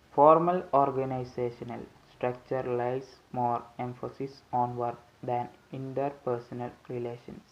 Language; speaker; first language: English; non-native, local second language; Malayalam